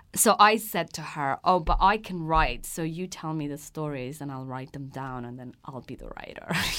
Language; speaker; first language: English; early bilingual, other home language; Persian